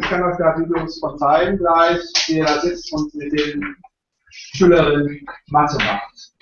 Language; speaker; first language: German; native; German